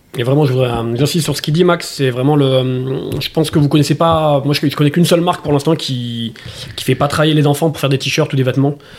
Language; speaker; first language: French; native; French